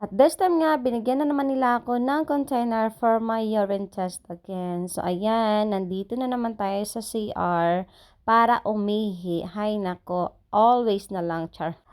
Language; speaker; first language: Filipino; native; Filipino